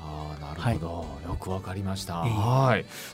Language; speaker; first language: Japanese; native; Japanese